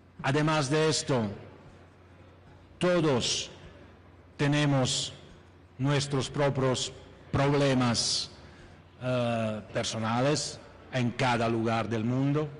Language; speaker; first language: Spanish; non-native, fluent; Italian